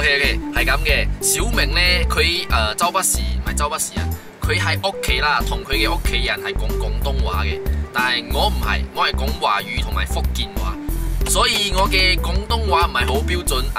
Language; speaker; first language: Cantonese; non-native, local second language; Chinese